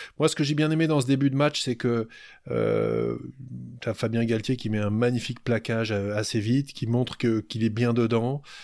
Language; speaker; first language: French; native; French